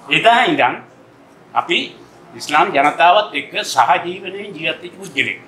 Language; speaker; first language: Sinhala; native; Sinhala